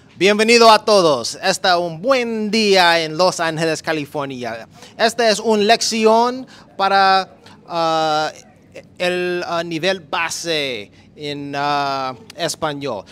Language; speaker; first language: Spanish; non-native, learner; English